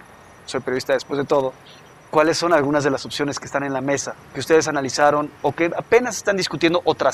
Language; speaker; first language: Spanish; native; Spanish